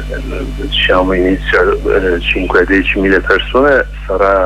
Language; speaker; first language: Italian; non-native, learner; Kurdish